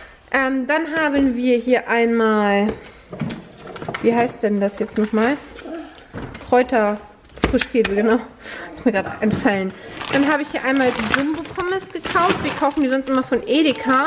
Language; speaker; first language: German; native; German